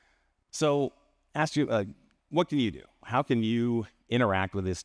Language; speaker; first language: English; native; English